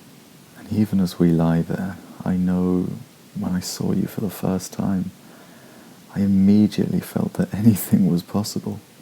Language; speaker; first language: English; native; English